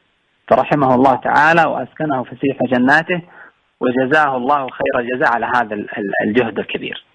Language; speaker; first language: Arabic; native; Arabic